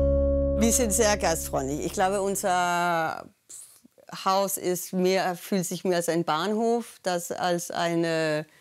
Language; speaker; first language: German; non-native, fluent; Danish